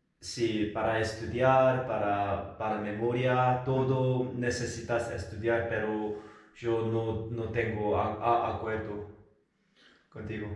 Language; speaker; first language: Spanish; non-native, learner; Korean